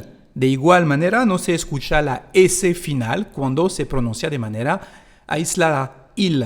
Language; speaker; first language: Spanish; non-native, fluent; French